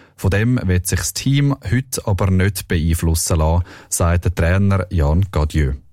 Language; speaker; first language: German; native; German